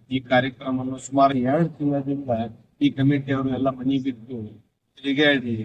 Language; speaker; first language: Kannada; non-native, local second language; Urdu